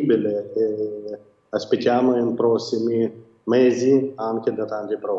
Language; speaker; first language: Italian; non-native, fluent; Ukrainian